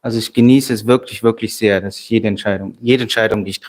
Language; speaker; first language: German; native; German